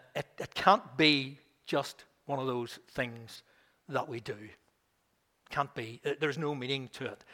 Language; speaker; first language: English; native; English